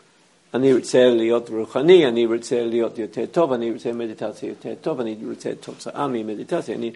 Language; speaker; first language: Hebrew; non-native, fluent; English